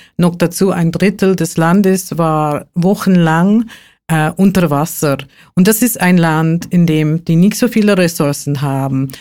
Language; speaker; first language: German; non-native, fluent; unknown